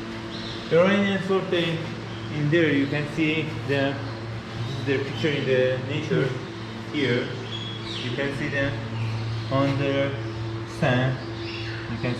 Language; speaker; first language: English; non-native, learner; Persian